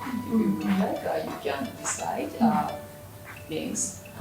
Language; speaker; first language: English; non-native, learner; Japanese